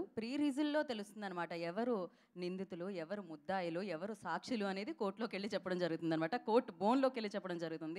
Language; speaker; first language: Telugu; native; Telugu